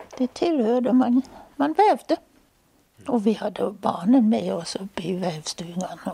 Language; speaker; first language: Swedish; non-native, fluent; German